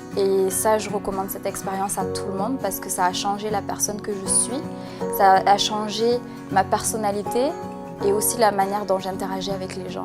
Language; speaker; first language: French; native; French